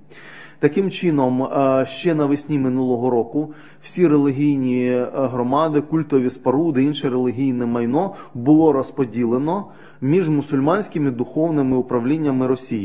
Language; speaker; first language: Ukrainian; native; Ukrainian